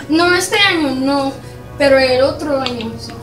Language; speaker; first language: Spanish; non-native, learner; English